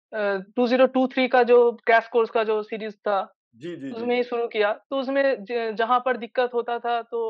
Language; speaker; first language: Hindi; non-native, local second language; Bangla